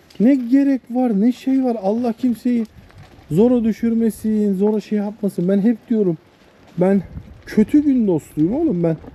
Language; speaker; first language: Turkish; native; Turkish